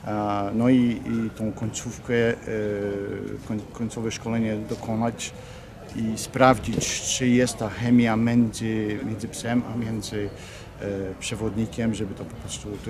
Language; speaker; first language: Polish; early bilingual, heritage; Polish